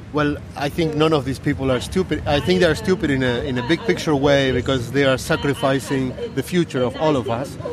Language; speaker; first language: English; non-native, fluent; Spanish